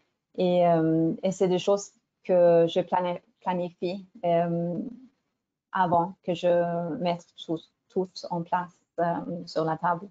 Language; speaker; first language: French; non-native, fluent; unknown